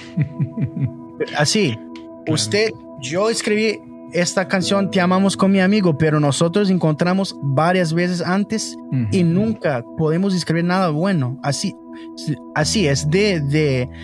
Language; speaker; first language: Spanish; non-native, learner; English